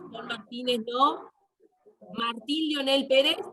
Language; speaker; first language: Spanish; native; Spanish